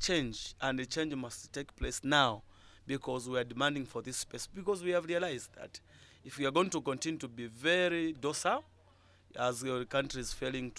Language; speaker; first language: English; non-native, local second language; Bemba